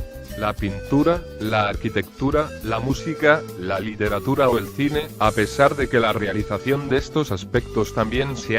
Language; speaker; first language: Spanish; native; Spanish